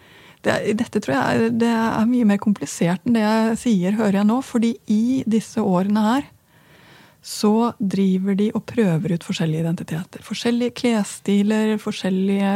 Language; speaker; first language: Norwegian; native; Norwegian